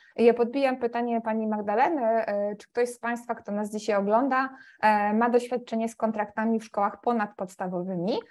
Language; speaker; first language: Polish; native; Polish